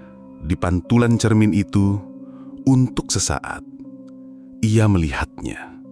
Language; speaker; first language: Indonesian; native; Indonesian